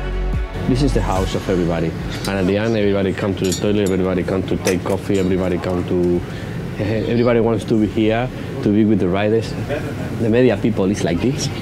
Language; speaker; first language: English; non-native, learner; Spanish